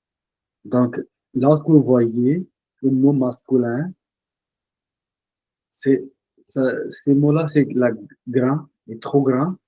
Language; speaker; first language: French; non-native, fluent; Punjabi